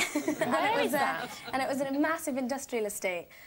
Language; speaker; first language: English; native; English